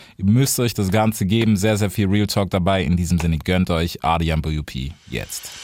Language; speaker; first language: German; native; German